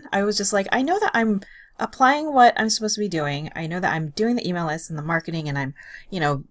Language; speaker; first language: English; native; English